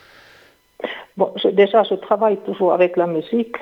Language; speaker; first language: French; non-native, fluent; Finnish